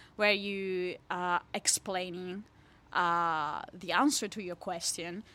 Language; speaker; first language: English; non-native, fluent; Italian